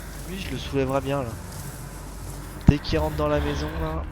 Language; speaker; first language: French; native; French